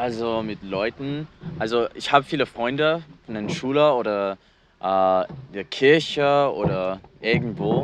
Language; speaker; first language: German; non-native, learner; English